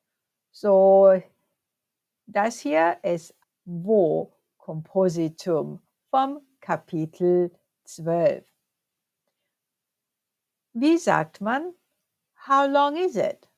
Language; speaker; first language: German; non-native, fluent; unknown